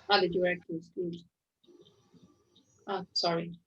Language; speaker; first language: English; non-native, fluent; Portuguese